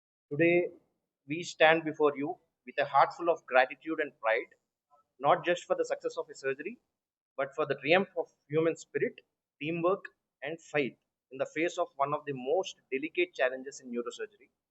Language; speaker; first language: English; non-native, local second language; Telugu